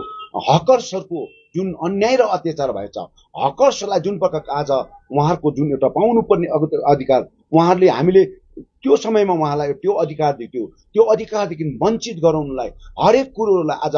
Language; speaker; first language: Nepali; native; Nepali